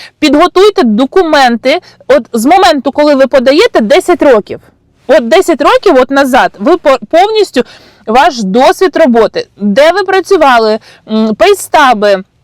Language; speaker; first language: Ukrainian; non-native, local second language; Russian